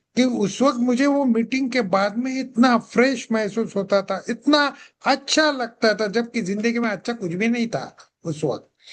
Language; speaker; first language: Hindi; non-native, local second language; Marathi